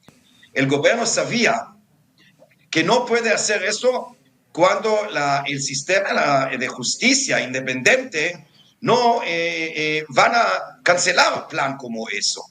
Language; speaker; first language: Spanish; non-native, fluent; Hebrew